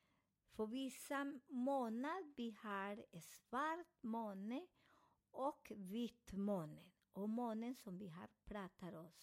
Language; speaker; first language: Swedish; non-native, fluent; Spanish